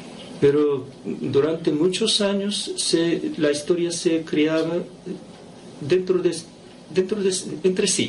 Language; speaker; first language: Spanish; non-native, fluent; Japanese